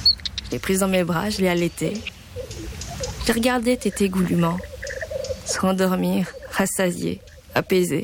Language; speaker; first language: French; native; French